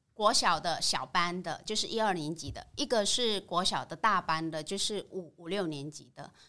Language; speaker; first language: Chinese; non-native, fluent; Vietnamese